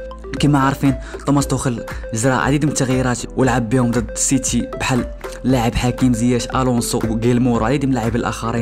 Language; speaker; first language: Arabic; native; Arabic